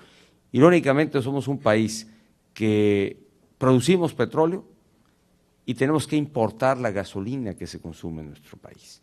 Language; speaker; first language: Spanish; native; Spanish